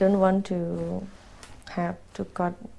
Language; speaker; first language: English; non-native, learner; Thai